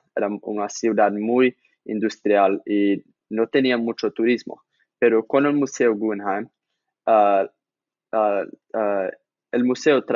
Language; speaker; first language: Spanish; non-native, learner; English